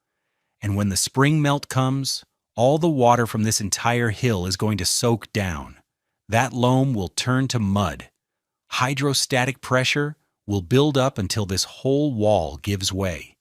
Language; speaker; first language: English; native; English